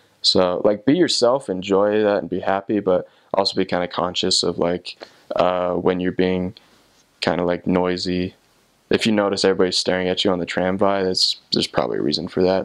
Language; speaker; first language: English; native; English